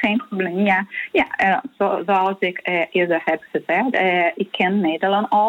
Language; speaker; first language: Dutch; non-native, fluent; Portuguese